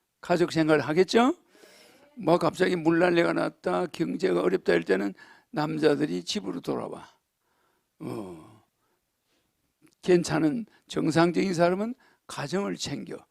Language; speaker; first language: Korean; native; Korean